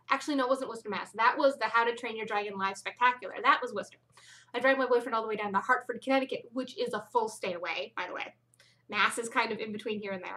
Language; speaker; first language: English; native; English